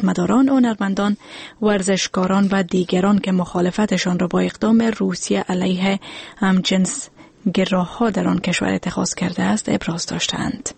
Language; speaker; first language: Persian; native; Persian